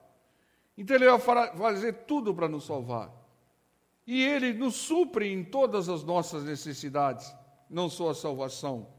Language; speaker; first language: Portuguese; native; Portuguese